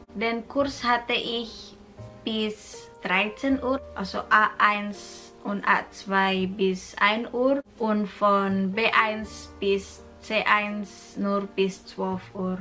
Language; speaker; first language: German; non-native, fluent; Indonesian